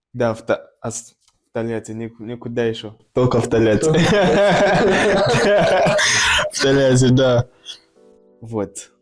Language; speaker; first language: Russian; non-native, learner; Nyanja